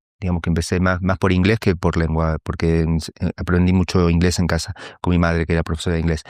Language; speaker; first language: Spanish; native; Spanish